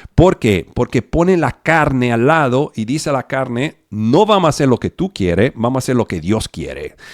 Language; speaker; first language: Spanish; non-native, fluent; Italian